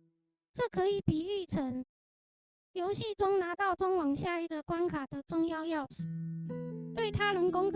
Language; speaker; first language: Chinese; native; Chinese